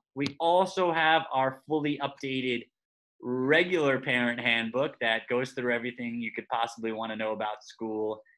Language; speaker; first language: English; native; English